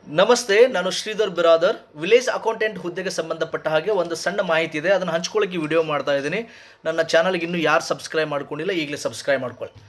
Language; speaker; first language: Kannada; native; Kannada